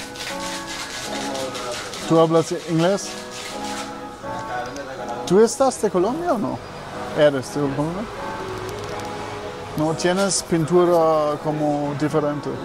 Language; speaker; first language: Spanish; non-native, learner; English